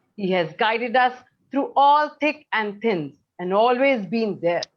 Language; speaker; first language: English; non-native, local second language; Hindi